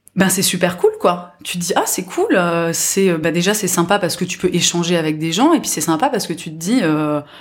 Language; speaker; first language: French; native; French